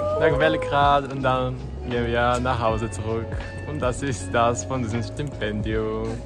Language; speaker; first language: German; non-native, learner; Serbian